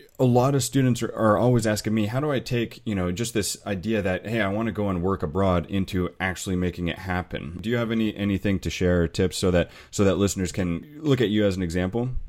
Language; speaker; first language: English; native; English